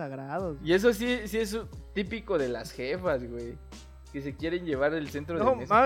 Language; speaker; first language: Spanish; native; Spanish